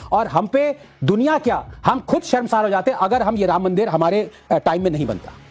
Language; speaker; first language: Hindi; non-native, local second language; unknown